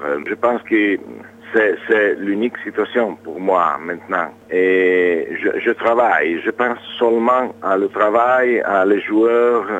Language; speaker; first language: French; non-native, learner; Italian